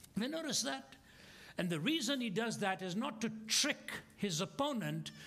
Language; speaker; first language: English; non-native, local second language; Hindi